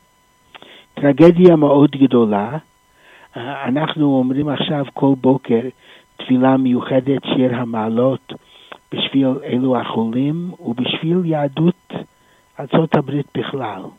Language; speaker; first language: Hebrew; non-native, fluent; English